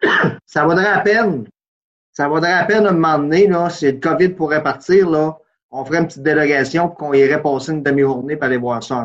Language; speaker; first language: French; native; French